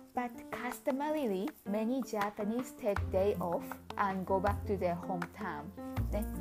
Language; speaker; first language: English; non-native, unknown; Japanese